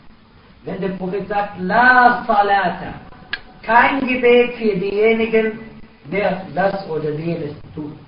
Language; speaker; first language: German; non-native, fluent; Arabic